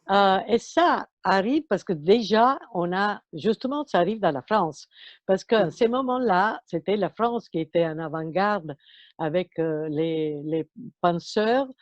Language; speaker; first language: French; non-native, fluent; Italian